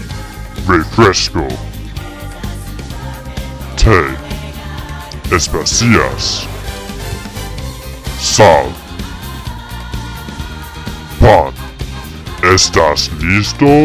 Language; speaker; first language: Spanish; non-native, learner; English